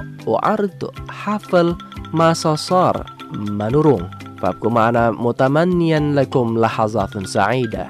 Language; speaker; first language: Arabic; non-native, fluent; Indonesian